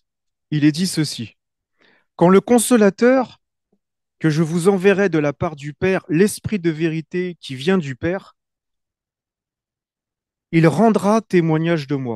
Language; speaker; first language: French; native; French